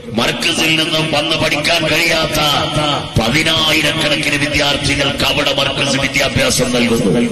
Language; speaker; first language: Malayalam; native; Malayalam